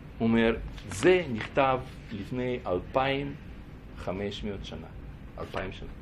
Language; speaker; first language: Hebrew; non-native, fluent; Russian